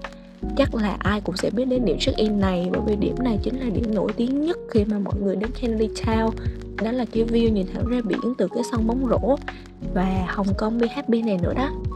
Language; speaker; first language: Vietnamese; native; Vietnamese